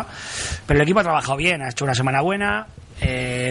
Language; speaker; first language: Spanish; native; Spanish